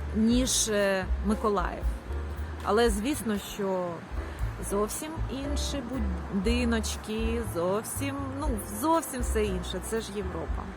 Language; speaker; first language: Ukrainian; native; Ukrainian